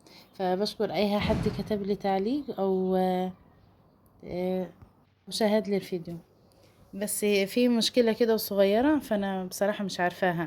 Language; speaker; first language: Arabic; native; Arabic